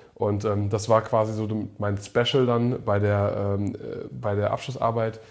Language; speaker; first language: German; early bilingual, other home language; English